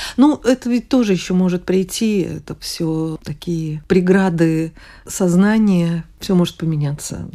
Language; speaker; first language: Russian; native; Russian